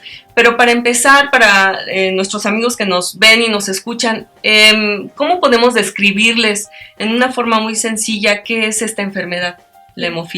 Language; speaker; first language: Spanish; native; Spanish